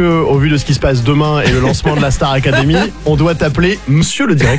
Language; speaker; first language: French; native; French